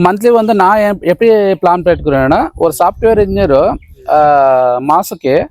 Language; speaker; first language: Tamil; non-native, local second language; Telugu